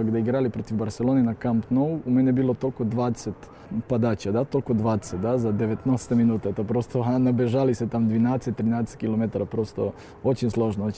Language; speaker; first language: Russian; non-native, learner; Serbian